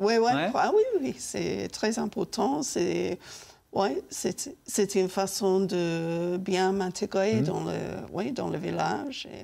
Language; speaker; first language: French; non-native, fluent; English